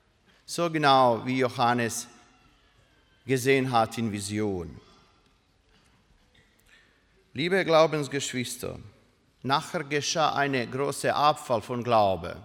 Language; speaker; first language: German; non-native, learner; Croatian